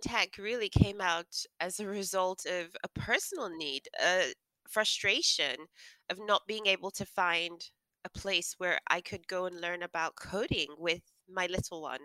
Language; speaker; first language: English; non-native, local second language; Yoruba